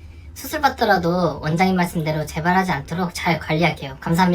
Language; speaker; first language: Korean; native; Korean